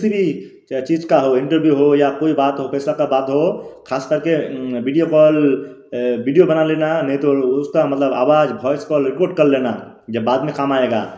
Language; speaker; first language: Hindi; non-native, local second language; Bangla